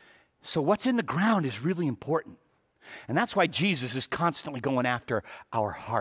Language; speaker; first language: English; native; English